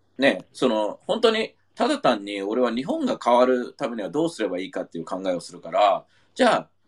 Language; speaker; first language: Japanese; non-native, fluent; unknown